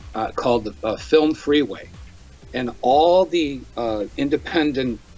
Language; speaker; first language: English; native; English